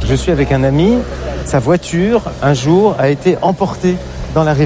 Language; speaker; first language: French; native; French